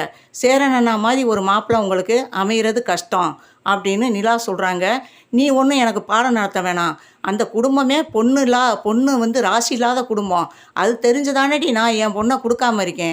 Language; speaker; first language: Tamil; native; Tamil